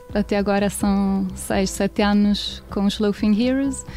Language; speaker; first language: Portuguese; non-native, fluent; Italian